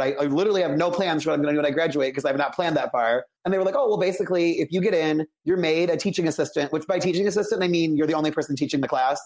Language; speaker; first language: English; native; English